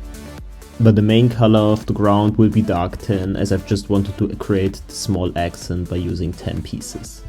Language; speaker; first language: English; non-native, fluent; German